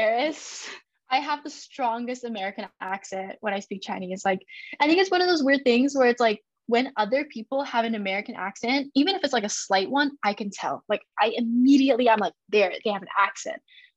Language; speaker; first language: English; early bilingual, other home language; Chinese